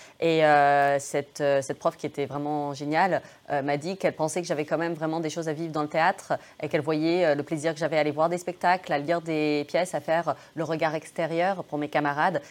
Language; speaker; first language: French; early bilingual, other home language; English